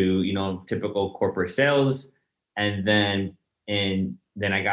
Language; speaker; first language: English; native; English